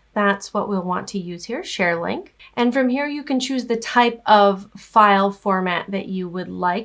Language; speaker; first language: English; native; English